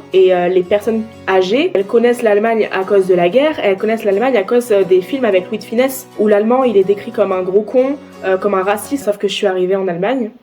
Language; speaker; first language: French; native; French